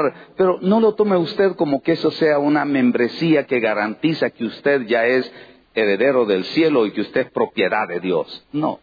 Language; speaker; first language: Spanish; native; Spanish